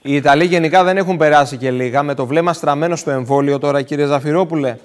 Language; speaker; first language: Greek; native; Greek